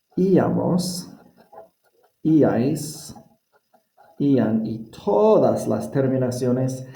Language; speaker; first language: Spanish; non-native, fluent; English